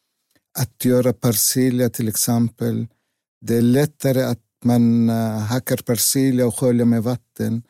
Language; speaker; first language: Swedish; non-native, learner; Arabic